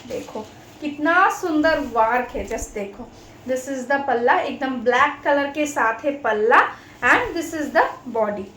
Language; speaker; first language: Hindi; non-native, local second language; Bangla